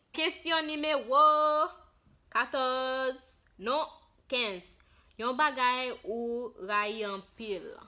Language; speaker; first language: Haitian Creole; early bilingual, heritage; Haitian Creole